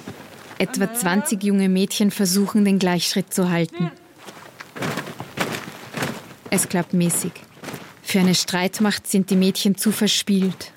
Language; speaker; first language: German; native; German